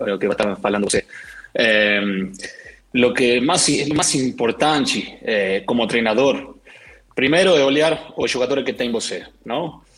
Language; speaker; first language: Portuguese; non-native, learner; Spanish